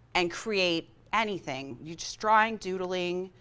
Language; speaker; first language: English; native; English